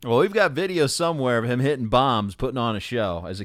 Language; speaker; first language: English; native; English